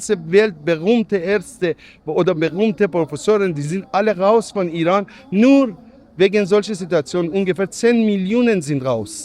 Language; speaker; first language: German; non-native, learner; Persian